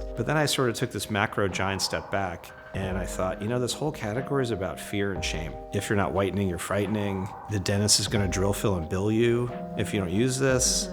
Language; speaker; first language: English; native; English